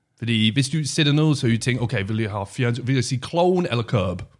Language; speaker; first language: Danish; non-native, learner; English